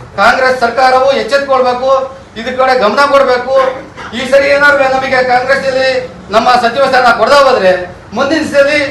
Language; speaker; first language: Kannada; non-native, local second language; Lambadi